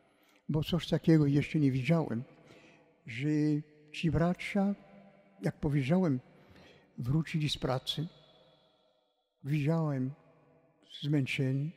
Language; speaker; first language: Polish; non-native, fluent; French